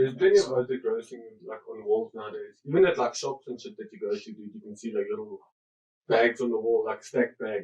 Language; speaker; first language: English; native; English